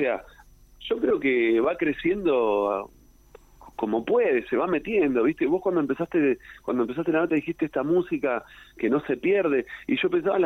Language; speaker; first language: Spanish; native; Spanish